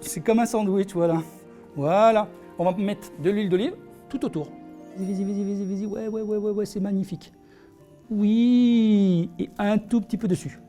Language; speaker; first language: French; native; French